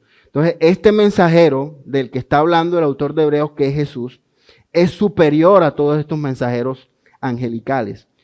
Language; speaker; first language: Spanish; native; Spanish